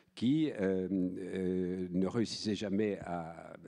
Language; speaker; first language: French; native; French